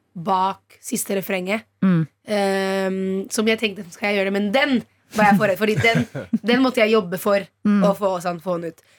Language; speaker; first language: Norwegian; non-native, fluent; Italian